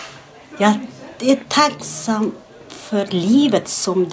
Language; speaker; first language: Swedish; non-native, fluent; Amharic